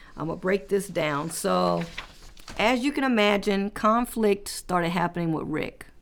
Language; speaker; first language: English; native; English